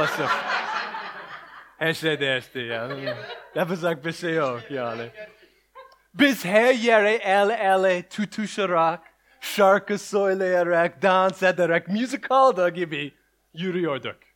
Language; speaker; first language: Turkish; non-native, learner; English